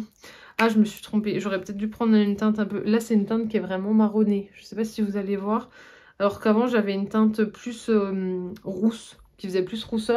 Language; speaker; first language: French; native; French